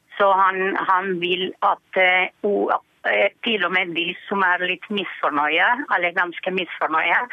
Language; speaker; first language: Norwegian; non-native, fluent; Spanish